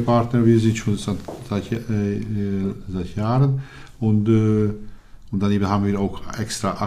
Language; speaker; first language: German; non-native, learner; Hungarian